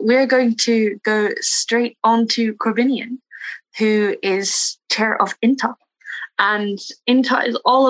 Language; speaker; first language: English; native; English